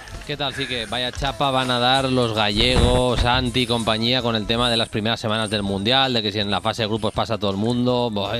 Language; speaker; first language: Spanish; native; Spanish